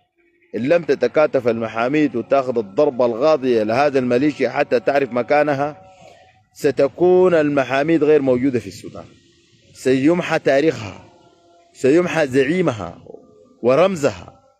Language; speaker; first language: Arabic; native; Arabic